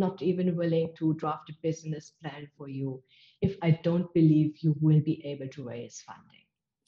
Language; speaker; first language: English; non-native, fluent; German